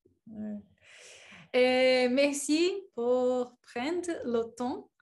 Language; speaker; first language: French; non-native, learner; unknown